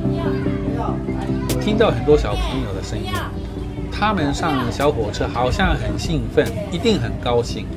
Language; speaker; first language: Chinese; non-native, fluent; Japanese